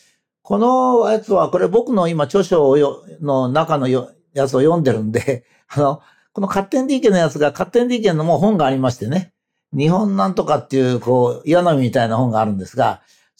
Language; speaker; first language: Japanese; native; Japanese